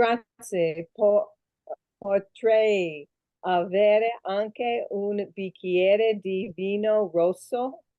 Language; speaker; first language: Italian; non-native, learner; English